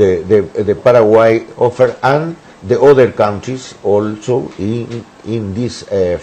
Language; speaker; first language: English; non-native, learner; Spanish